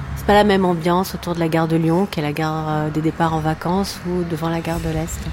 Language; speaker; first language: French; native; French